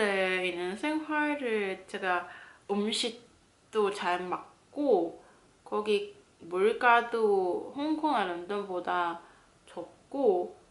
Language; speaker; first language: Korean; non-native, fluent; Cantonese